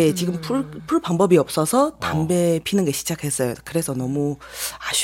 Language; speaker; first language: Korean; non-native, fluent; Chinese